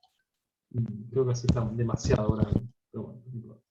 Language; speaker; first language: Spanish; native; Spanish